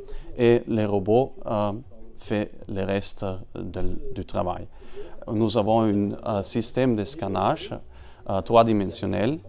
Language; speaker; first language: French; non-native, fluent; German